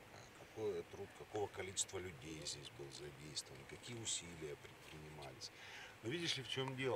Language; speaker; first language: Russian; native; Russian